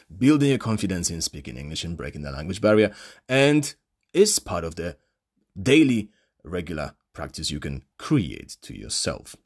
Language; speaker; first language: English; non-native, fluent; Polish